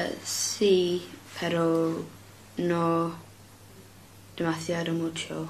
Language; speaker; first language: Spanish; non-native, learner; English